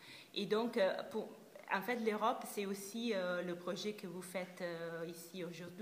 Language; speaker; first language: French; non-native, fluent; Italian